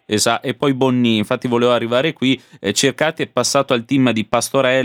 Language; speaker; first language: Italian; native; Italian